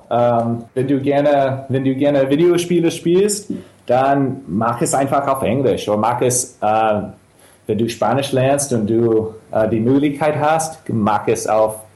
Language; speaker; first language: German; non-native, fluent; English